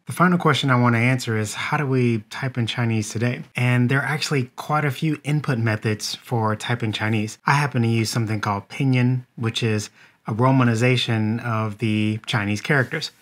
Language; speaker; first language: English; native; English